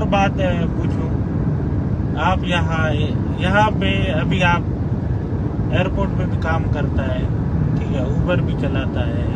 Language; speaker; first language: Hindi; non-native, local second language; Sindhi